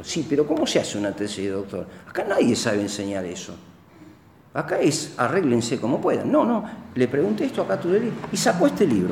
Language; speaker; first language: Spanish; native; Spanish